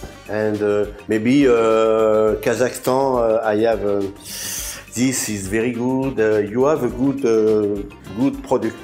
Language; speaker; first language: English; non-native, learner; French